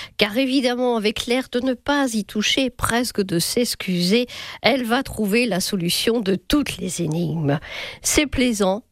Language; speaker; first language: French; native; French